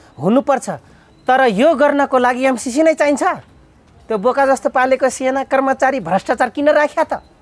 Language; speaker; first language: Nepali; non-native, local second language; Dangaura Tharu